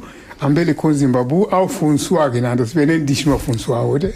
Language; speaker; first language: German; non-native, fluent; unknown